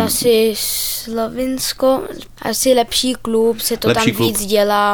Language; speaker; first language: Czech; early bilingual, heritage; Czech